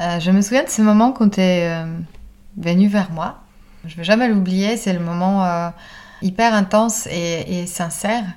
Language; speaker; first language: French; non-native, fluent; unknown